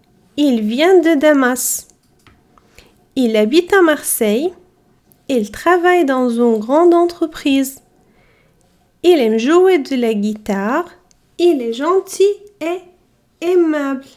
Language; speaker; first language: French; non-native, fluent; Arabic